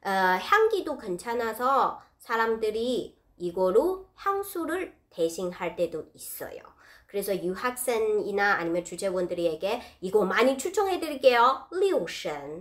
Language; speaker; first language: Korean; non-native, fluent; Chinese